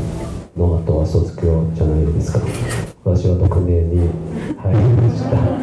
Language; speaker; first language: Japanese; non-native, learner; Chinese